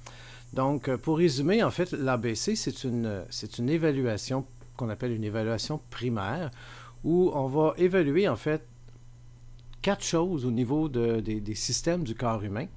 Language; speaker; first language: French; native; French